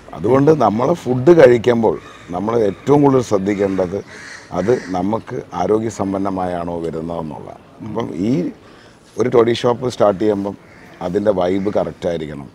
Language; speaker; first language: Malayalam; native; Malayalam